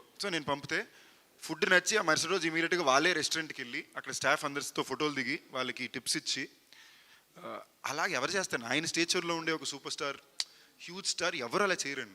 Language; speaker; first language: Telugu; native; Telugu